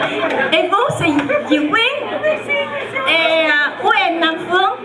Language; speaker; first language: French; non-native, fluent; Vietnamese